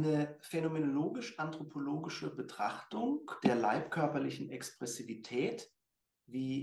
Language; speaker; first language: German; native; German